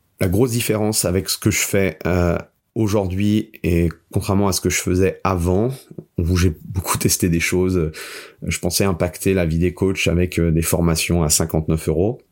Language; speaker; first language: French; native; French